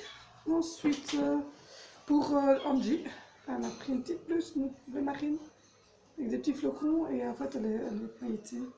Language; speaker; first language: French; native; French